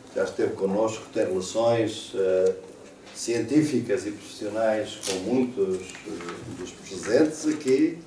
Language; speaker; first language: Portuguese; native; Portuguese